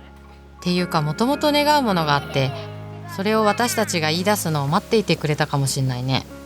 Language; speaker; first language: Japanese; native; Japanese